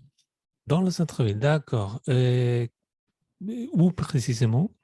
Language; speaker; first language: French; non-native, fluent; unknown